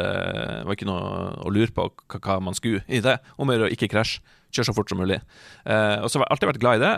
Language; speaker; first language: Norwegian; native; Norwegian